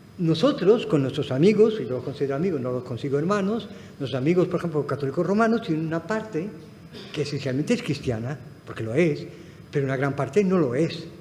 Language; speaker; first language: Spanish; non-native, fluent; Arabic